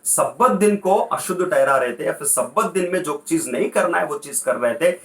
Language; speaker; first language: Hindi; non-native, local second language; Kannada